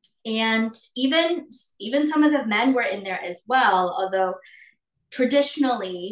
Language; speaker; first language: English; native; English